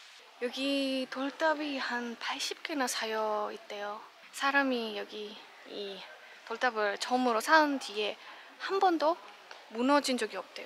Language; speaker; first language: Korean; non-native, fluent; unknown